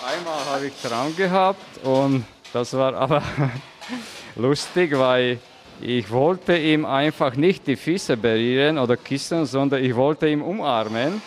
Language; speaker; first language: German; non-native, fluent; Slovak